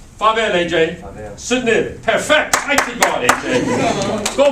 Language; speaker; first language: Danish; non-native, learner; English